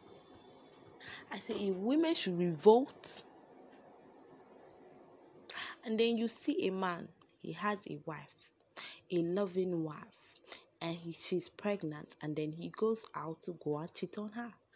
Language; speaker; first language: English; non-native, local second language; Yoruba